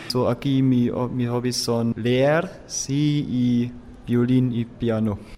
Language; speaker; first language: Spanish; non-native, learner; German